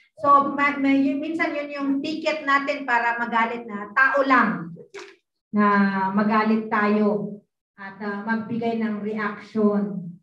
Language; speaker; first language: Filipino; non-native, local second language; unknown